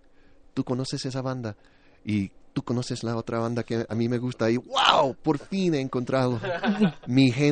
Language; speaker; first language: Spanish; early bilingual, other home language; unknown